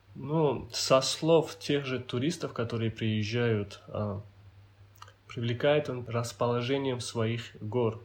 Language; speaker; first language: Russian; non-native, local second language; Avaric